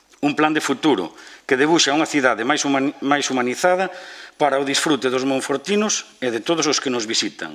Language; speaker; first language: Galician; native; Galician